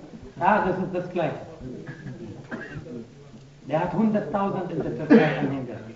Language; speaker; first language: German; non-native, fluent; Arabic